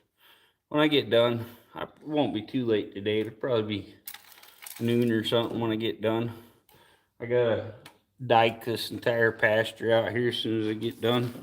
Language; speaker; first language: English; native; English